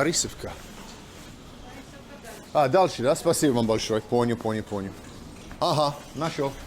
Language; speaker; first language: Russian; non-native, learner; English